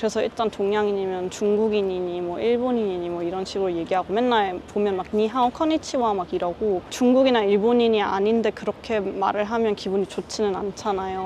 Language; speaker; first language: Korean; early bilingual, heritage; Korean